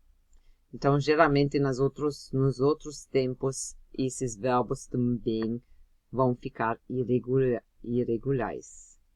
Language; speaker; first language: Portuguese; non-native, fluent; German